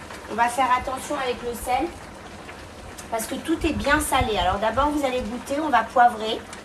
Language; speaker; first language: French; native; French